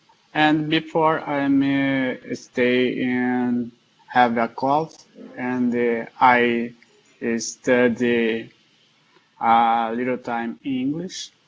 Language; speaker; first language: English; non-native, learner; Portuguese